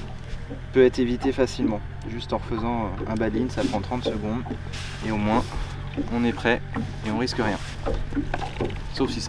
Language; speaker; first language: French; native; French